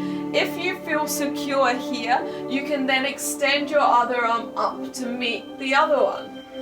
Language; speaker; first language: English; native; English